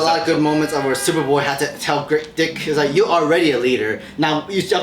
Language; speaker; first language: English; native; English